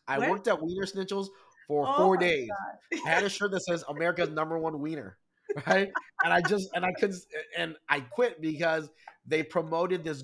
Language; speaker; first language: English; early bilingual, other home language; Vietnamese